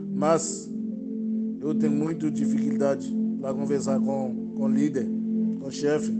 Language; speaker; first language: Portuguese; non-native, learner; Haitian Creole